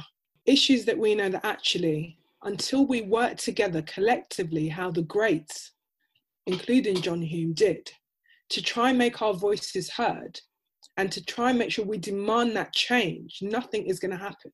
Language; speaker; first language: English; native; English